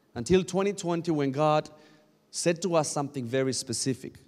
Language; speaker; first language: English; non-native, fluent; Romanian